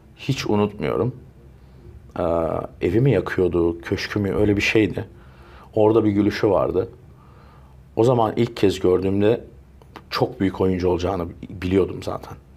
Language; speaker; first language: Turkish; early bilingual, heritage; Turkish